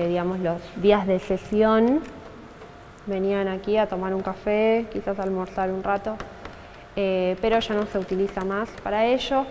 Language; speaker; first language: Spanish; native; Spanish